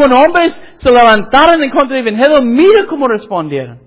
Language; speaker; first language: Spanish; non-native, learner; English